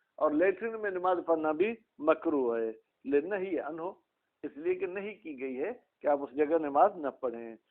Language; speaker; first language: Urdu; non-native, local second language; Sindhi